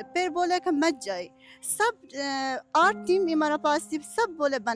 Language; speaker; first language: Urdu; non-native, learner; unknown